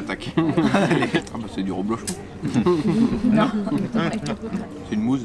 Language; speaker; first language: French; native; French